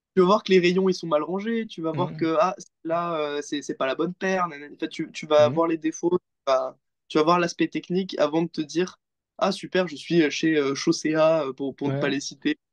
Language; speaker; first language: French; native; French